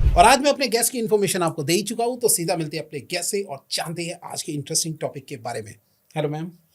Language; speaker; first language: Hindi; native; Hindi